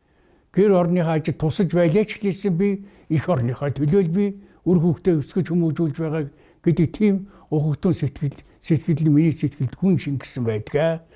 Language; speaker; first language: Mongolian; native; Mongolian